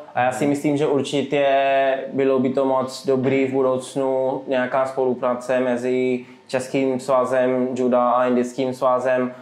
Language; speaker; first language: Czech; non-native, fluent; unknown